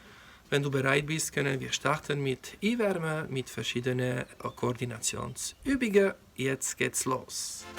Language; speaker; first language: German; non-native, learner; French